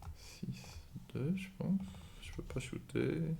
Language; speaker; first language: French; non-native, fluent; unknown